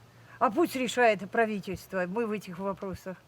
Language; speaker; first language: Russian; native; Russian